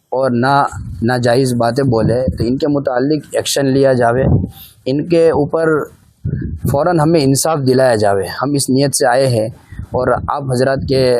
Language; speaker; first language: Urdu; non-native, local second language; Gujarati